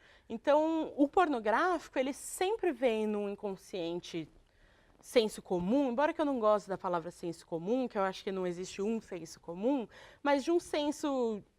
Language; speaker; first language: Portuguese; native; Portuguese